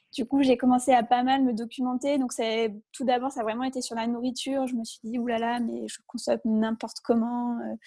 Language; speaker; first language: French; native; French